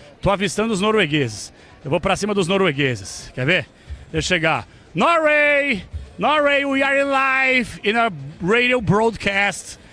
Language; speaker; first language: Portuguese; native; Portuguese